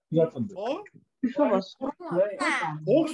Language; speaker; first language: Korean; native; Korean